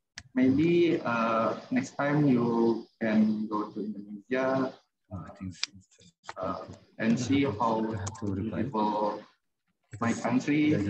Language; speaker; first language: English; non-native, learner; Indonesian